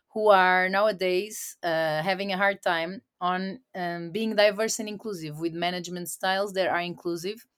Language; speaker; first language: English; non-native, fluent; Portuguese